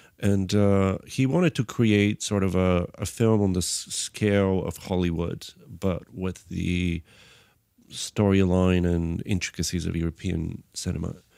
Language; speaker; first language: English; non-native, fluent; Bulgarian